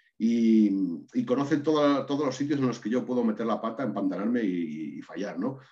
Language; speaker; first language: Spanish; native; Spanish